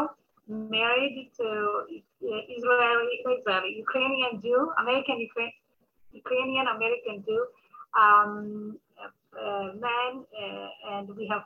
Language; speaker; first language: English; non-native, fluent; Amharic